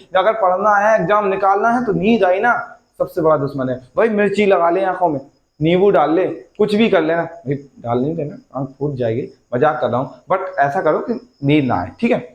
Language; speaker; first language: Hindi; native; Hindi